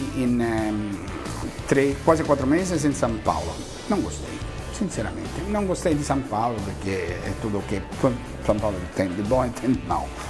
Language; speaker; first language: Portuguese; non-native, fluent; Italian